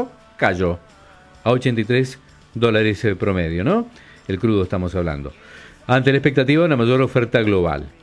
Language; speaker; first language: Spanish; native; Spanish